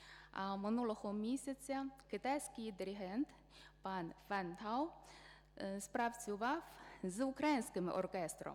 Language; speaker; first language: Ukrainian; non-native, fluent; Chinese